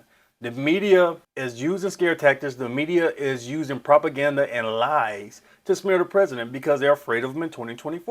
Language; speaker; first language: English; native; English